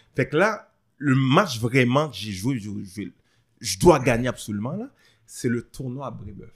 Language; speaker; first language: French; early bilingual, other home language; Haitian Creole